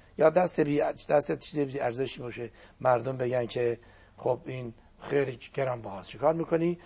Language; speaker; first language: Persian; non-native, local second language; Azerbaijani